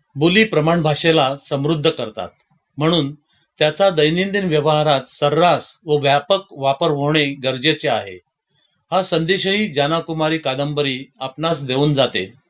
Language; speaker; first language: Marathi; native; Marathi